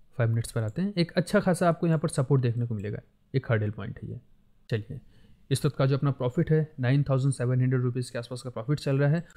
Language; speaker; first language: Hindi; native; Hindi